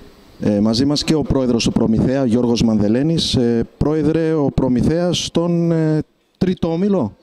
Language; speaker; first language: Greek; native; Greek